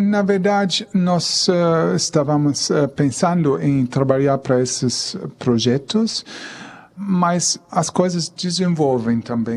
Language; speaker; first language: Portuguese; non-native, fluent; German